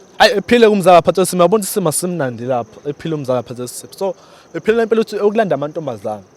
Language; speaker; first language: Zulu; native; Zulu